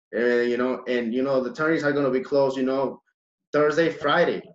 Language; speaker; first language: English; early bilingual, other home language; Spanish